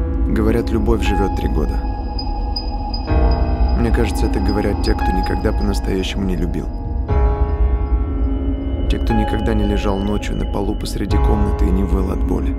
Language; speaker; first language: Russian; native; Russian